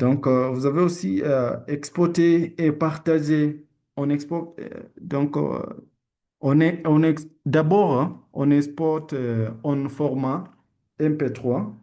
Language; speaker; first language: French; non-native, learner; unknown